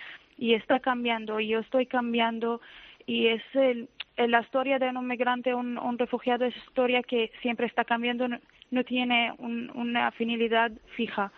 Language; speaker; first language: Spanish; non-native, fluent; Arabic